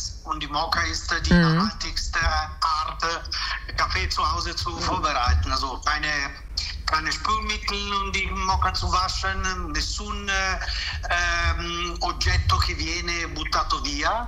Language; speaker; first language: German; non-native, fluent; Italian